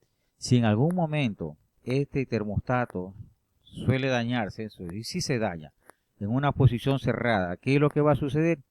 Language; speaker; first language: Spanish; native; Spanish